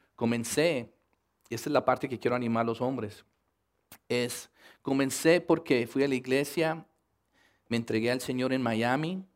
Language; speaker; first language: Spanish; early bilingual, heritage; Spanish